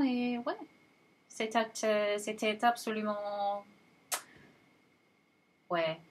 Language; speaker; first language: French; non-native, fluent; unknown